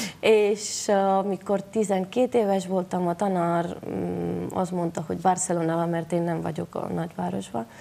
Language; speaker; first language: Hungarian; non-native, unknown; Spanish